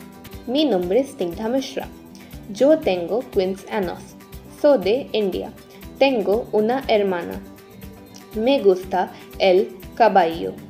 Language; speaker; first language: Spanish; non-native, learner; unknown